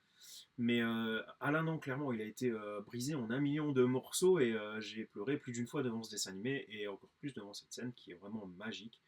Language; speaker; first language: French; native; French